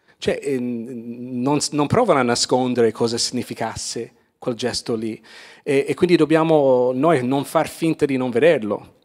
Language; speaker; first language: Italian; non-native, fluent; English